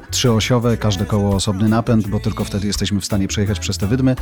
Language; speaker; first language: Polish; native; Polish